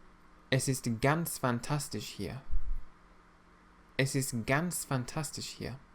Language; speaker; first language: German; non-native, fluent; English